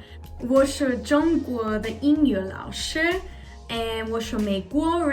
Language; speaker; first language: Chinese; non-native, learner; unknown